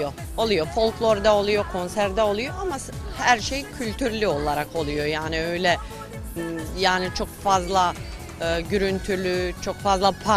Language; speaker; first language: Turkish; non-native, local second language; Bosnian